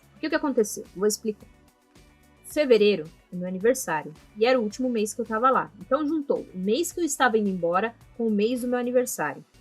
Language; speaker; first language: Portuguese; native; Portuguese